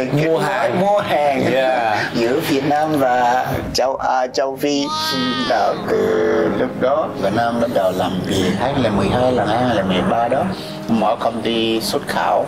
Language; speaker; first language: Vietnamese; non-native, learner; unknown